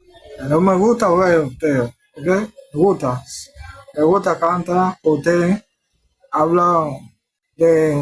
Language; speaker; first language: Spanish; non-native, learner; Haitian Creole